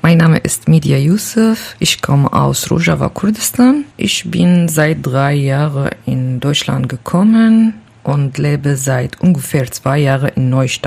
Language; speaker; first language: German; non-native, learner; Kurdish